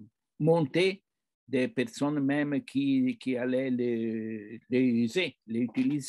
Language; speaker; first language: French; non-native, fluent; Italian